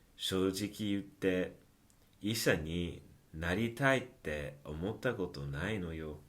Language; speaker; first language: Japanese; non-native, fluent; English